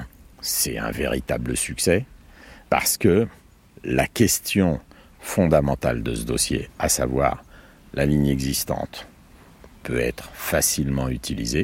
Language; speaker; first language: French; native; French